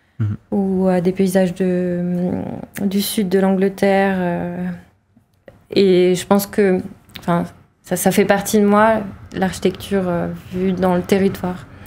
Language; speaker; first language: French; native; French